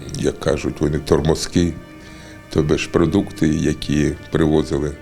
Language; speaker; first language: Ukrainian; native; Ukrainian